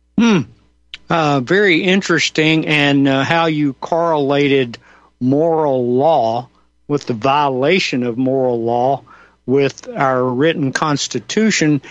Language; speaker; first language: English; native; English